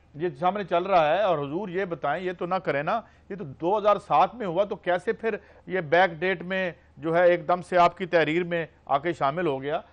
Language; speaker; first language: Urdu; non-native, local second language; Punjabi